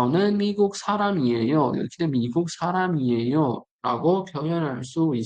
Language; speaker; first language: Korean; non-native, fluent; Uzbek